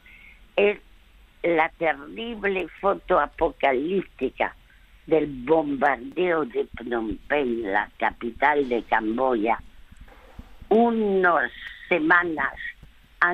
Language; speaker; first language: Spanish; early bilingual, other home language; French